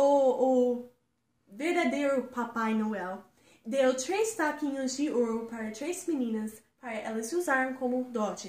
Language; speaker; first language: Portuguese; non-native, fluent; English